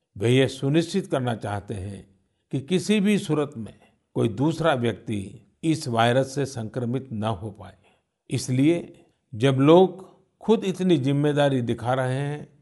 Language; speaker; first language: Hindi; non-native, local second language; Gujarati